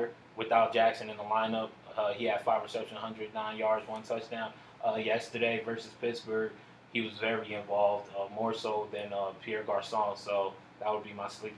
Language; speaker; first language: English; native; English